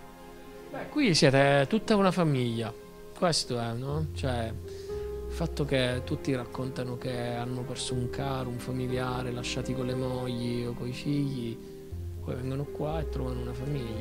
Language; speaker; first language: Italian; native; Italian